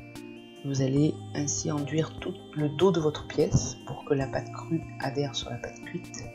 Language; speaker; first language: French; native; French